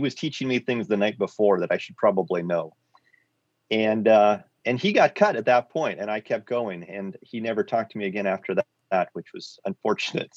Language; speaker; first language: English; native; English